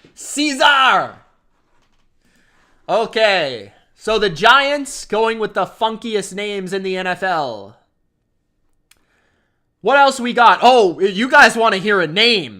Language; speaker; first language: English; native; English